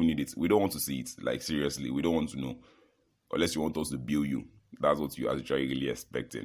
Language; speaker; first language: English; non-native, local second language; Yoruba